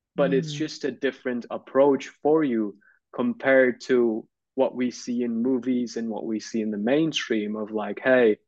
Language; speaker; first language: English; non-native, fluent; Turkish